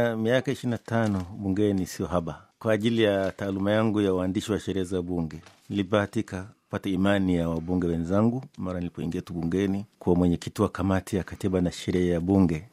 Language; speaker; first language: Swahili; non-native, local second language; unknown